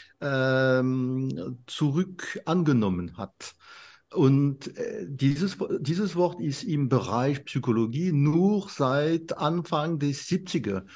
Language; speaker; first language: German; non-native, fluent; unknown